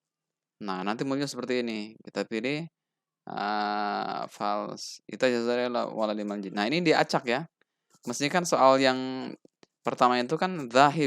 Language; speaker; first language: Indonesian; native; Indonesian